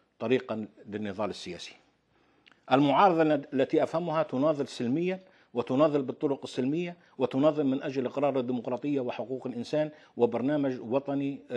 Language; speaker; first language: Arabic; native; Arabic